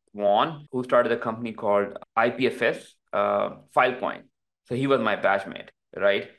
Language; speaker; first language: English; non-native, local second language; Urdu